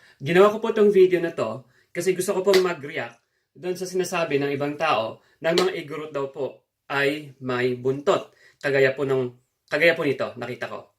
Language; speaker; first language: Filipino; non-native, local second language; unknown